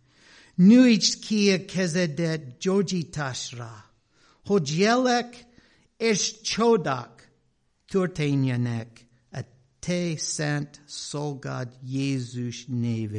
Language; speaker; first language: Hungarian; non-native, fluent; English